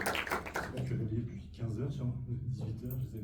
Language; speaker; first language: French; native; French